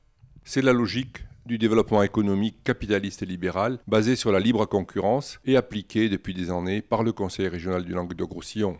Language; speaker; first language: French; native; French